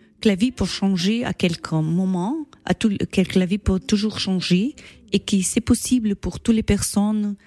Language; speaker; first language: French; non-native, learner; Portuguese